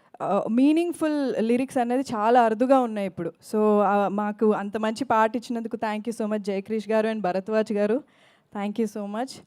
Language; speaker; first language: Telugu; native; Telugu